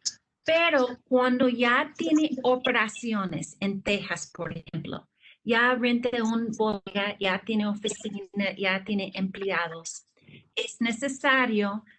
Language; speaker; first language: Spanish; non-native, fluent; English